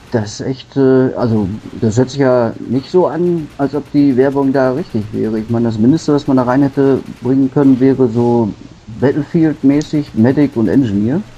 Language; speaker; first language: German; native; German